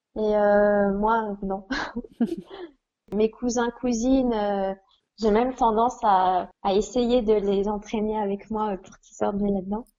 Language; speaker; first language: French; native; French